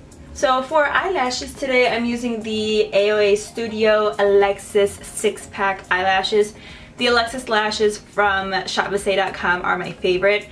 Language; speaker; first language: English; native; English